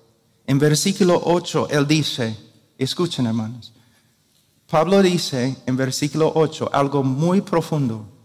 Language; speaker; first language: Spanish; non-native, fluent; English